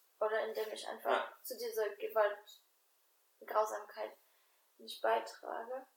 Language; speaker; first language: German; non-native, fluent; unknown